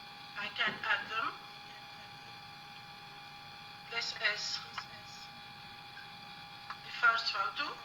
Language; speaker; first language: English; non-native, learner; Arabic